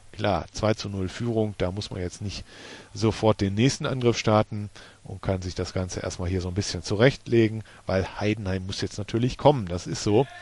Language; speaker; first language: German; native; German